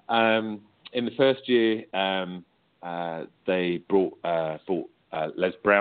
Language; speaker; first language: English; native; English